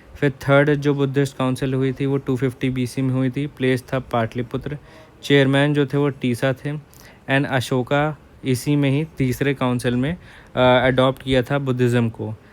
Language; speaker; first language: Hindi; native; Hindi